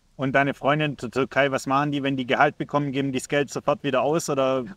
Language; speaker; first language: German; native; German